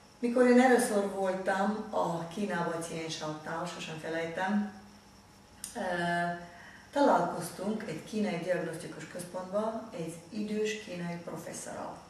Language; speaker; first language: Hungarian; non-native, fluent; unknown